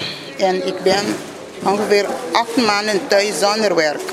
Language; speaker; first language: Dutch; non-native, learner; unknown